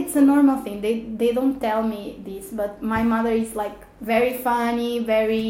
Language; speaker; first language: English; non-native, fluent; Portuguese